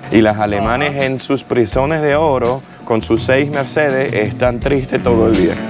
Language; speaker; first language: Spanish; non-native, fluent; German